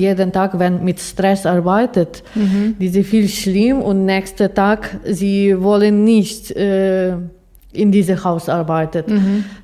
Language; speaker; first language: German; non-native, learner; Ukrainian